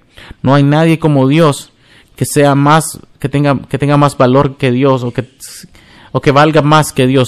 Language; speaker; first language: Spanish; non-native, fluent; English